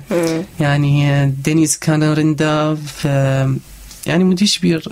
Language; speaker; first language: Turkish; non-native, fluent; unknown